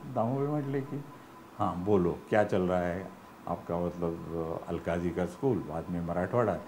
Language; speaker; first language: Hindi; non-native, local second language; Marathi